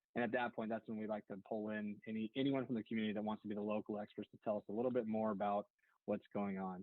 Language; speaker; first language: English; native; English